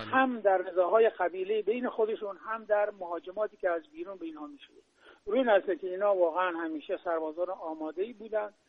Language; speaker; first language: Persian; native; Persian